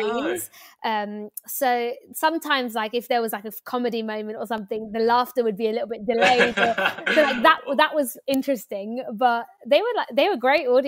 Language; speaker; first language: English; native; English